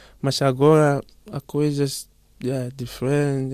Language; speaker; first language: Portuguese; non-native, learner; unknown